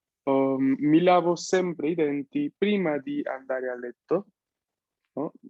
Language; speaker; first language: Italian; non-native, fluent; Spanish